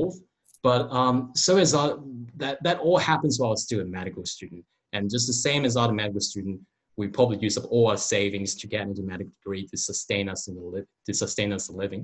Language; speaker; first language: English; non-native, local second language; Cantonese